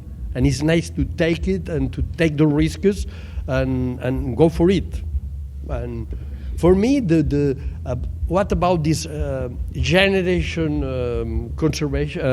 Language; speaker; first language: English; non-native, learner; Catalan